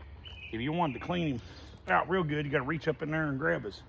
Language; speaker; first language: English; native; English